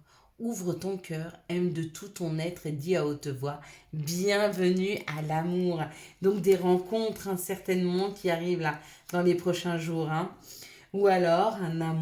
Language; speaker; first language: French; native; French